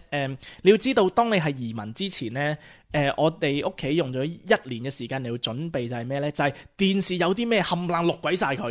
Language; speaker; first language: Cantonese; early bilingual, heritage; Cantonese